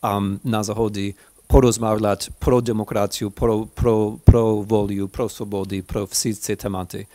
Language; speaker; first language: Ukrainian; non-native, fluent; English